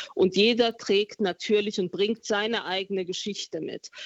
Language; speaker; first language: German; early bilingual, other home language; Romanian